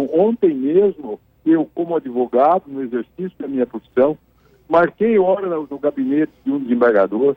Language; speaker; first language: Portuguese; native; Portuguese